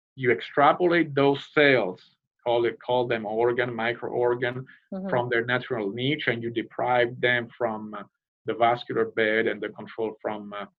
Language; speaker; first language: English; non-native, fluent; Italian